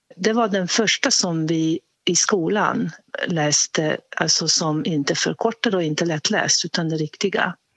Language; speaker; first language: Swedish; non-native, fluent; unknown